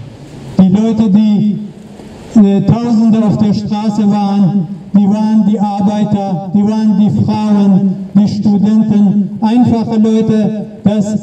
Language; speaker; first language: German; non-native, learner; Persian